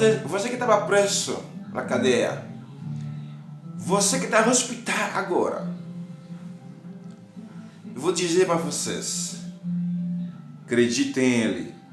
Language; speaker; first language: Portuguese; non-native, learner; Haitian Creole